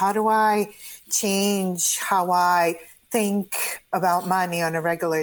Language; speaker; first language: English; non-native, fluent; Croatian